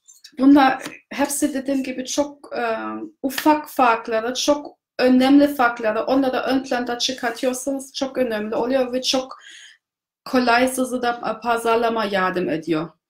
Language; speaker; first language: Turkish; non-native, fluent; German